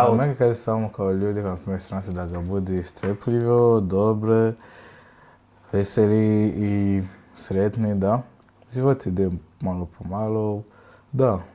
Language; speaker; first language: Bosnian; non-native, learner; Swahili